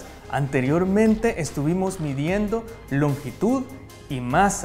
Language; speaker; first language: Spanish; native; Spanish